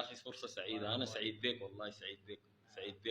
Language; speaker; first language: Arabic; native; Arabic